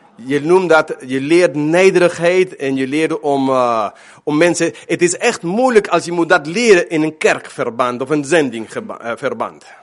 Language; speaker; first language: Dutch; non-native, fluent; Spanish